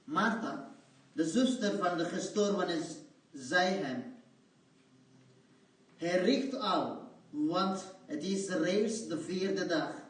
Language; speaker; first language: Dutch; non-native, fluent; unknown